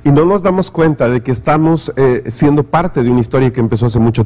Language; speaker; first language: Spanish; native; Spanish